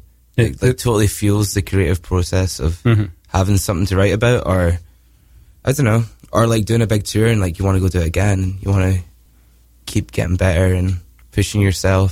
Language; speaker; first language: English; native; English